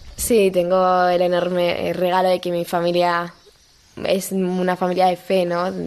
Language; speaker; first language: Spanish; native; Spanish